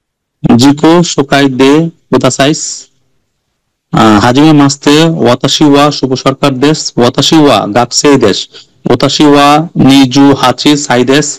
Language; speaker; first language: Japanese; non-native, learner; Bangla